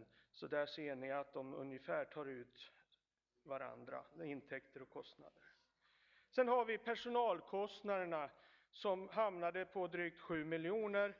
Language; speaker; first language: Swedish; native; Swedish